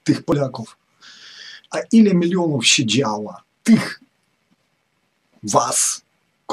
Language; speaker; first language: Polish; non-native, fluent; Ukrainian